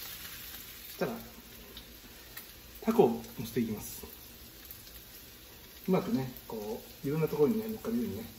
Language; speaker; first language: Japanese; native; Japanese